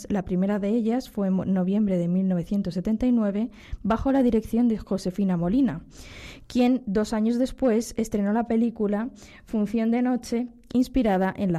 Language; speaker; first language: Spanish; native; Spanish